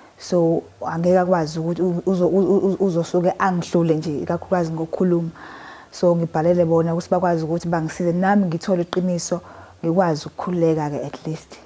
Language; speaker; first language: Zulu; native; Zulu